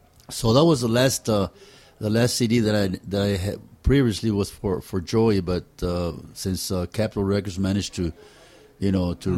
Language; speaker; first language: English; early bilingual, other home language; Spanish